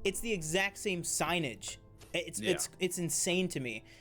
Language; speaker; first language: English; native; English